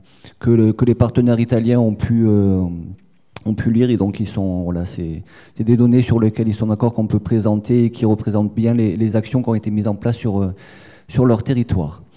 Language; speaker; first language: French; native; French